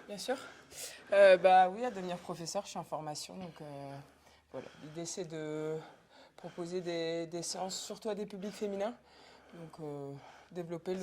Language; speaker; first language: French; native; French